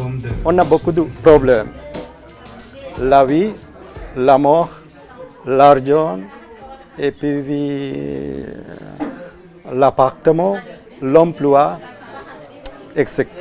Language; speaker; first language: French; non-native, learner; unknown